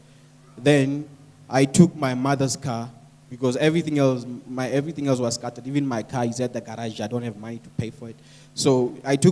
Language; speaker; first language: English; non-native, local second language; Tswana